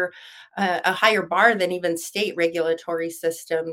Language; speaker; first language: English; native; English